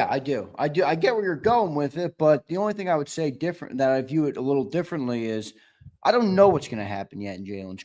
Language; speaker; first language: English; native; English